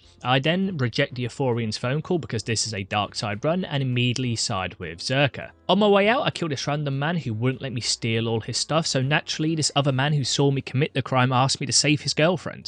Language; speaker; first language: English; native; English